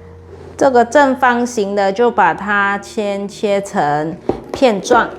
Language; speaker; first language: Chinese; native; Chinese